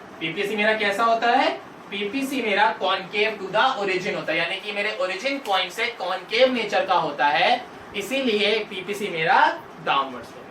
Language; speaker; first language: Hindi; native; Hindi